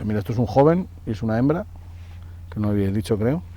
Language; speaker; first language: Spanish; native; Spanish